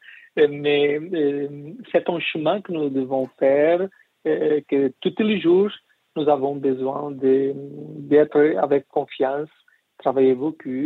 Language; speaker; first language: French; non-native, learner; Portuguese